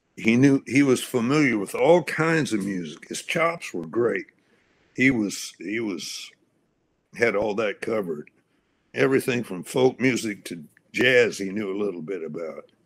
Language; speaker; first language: English; native; English